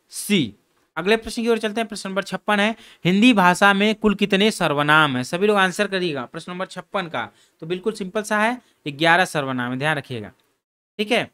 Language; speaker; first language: Hindi; native; Hindi